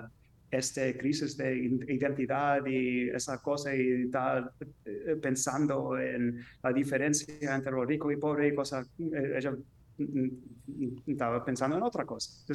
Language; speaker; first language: Spanish; early bilingual, heritage; English